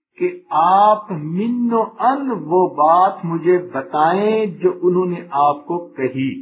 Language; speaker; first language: Urdu; non-native, local second language; Punjabi